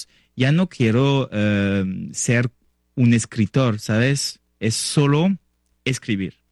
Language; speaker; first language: Spanish; non-native, learner; French